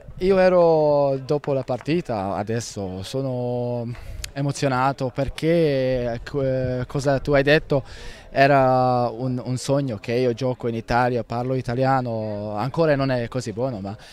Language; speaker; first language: Italian; non-native, learner; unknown